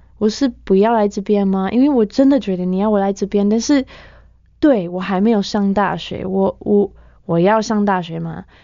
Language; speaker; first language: Chinese; non-native, fluent; English